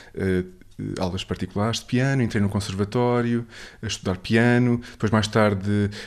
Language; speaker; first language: Portuguese; native; Portuguese